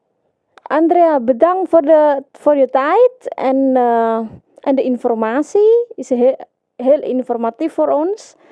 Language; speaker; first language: Dutch; non-native, learner; Indonesian